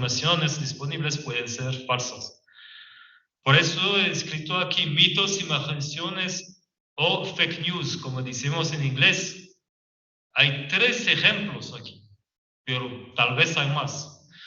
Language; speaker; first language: Spanish; non-native, fluent; French